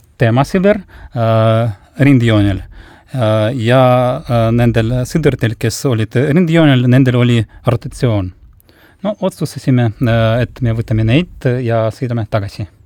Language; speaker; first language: Estonian; non-native, local second language; Russian